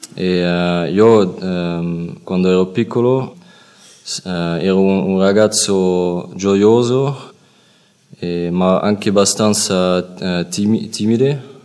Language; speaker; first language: Italian; non-native, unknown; Dutch